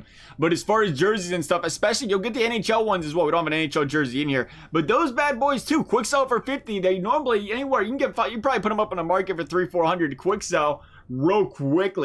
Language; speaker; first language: English; native; English